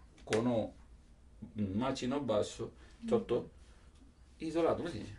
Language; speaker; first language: Japanese; non-native, learner; Italian